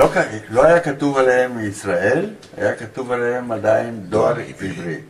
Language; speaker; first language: Hebrew; early bilingual, other home language; Romanian